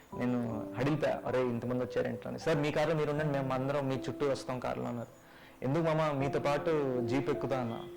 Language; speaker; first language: Telugu; early bilingual, heritage; Telugu